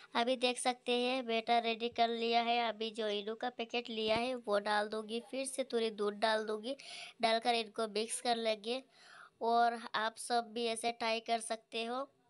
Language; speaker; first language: Hindi; native; Hindi